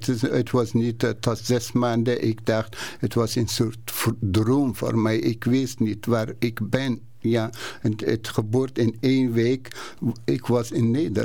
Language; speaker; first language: Dutch; non-native, learner; Persian